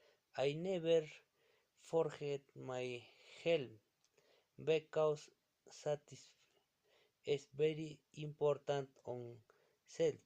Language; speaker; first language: English; non-native, learner; Spanish